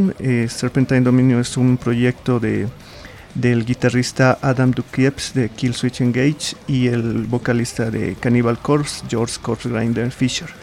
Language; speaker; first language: Spanish; native; Spanish